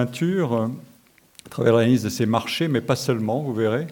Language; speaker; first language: French; native; French